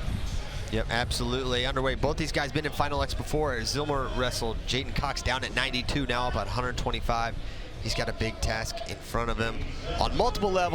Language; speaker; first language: English; native; English